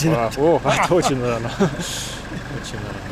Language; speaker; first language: Russian; non-native, learner; English